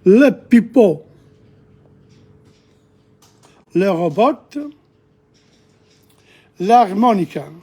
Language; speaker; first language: French; non-native, fluent; English